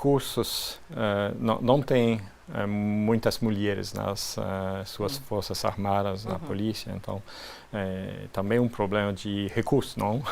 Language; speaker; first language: Portuguese; non-native, fluent; French